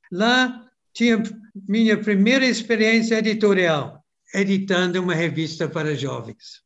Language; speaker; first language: Portuguese; non-native, fluent; English